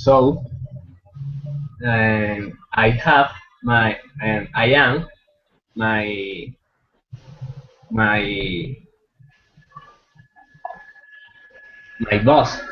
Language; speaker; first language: English; non-native, learner; Spanish